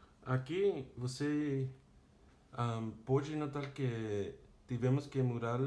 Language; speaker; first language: Portuguese; non-native, fluent; English